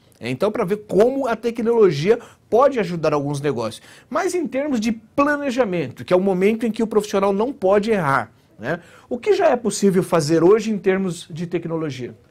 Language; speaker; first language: Portuguese; native; Portuguese